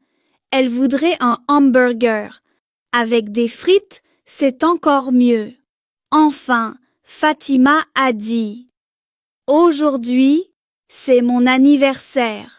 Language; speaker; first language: French; non-native, local second language; Arabic